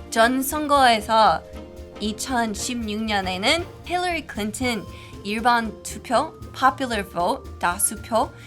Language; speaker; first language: Korean; non-native, fluent; English